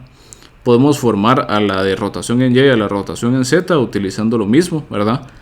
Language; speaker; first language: Spanish; native; Spanish